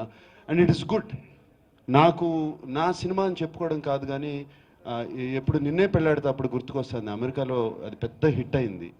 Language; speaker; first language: Telugu; native; Telugu